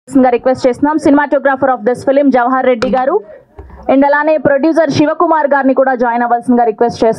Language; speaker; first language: Telugu; native; Telugu